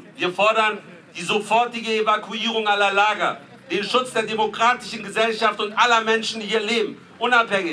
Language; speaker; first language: German; native; German